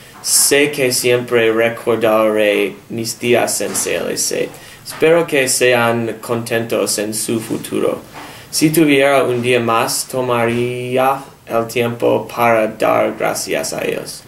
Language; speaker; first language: Spanish; non-native, learner; English